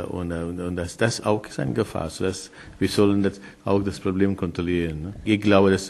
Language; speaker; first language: German; non-native, learner; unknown